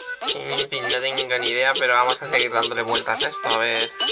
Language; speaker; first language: Spanish; native; Spanish